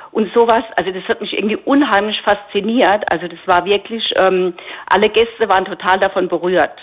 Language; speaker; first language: German; native; German